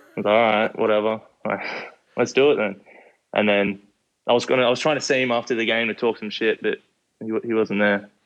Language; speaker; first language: English; native; English